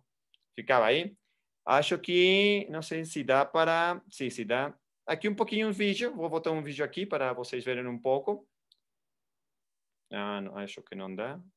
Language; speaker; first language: Portuguese; non-native, fluent; Spanish